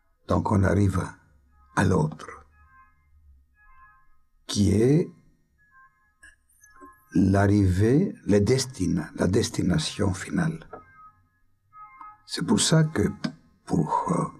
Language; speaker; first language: French; non-native, fluent; Greek